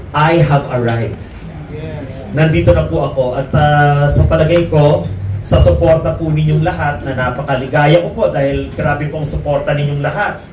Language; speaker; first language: Filipino; native; Filipino